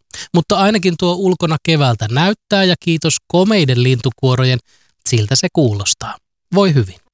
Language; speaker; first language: Finnish; native; Finnish